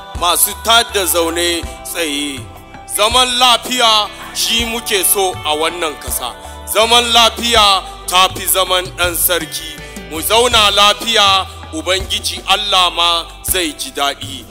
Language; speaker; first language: Hausa; non-native, local second language; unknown